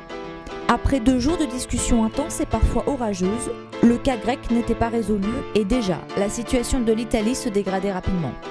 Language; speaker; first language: French; native; French